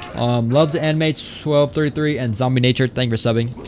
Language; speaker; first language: English; native; English